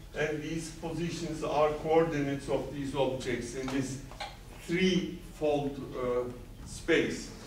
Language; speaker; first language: English; non-native, fluent; Turkish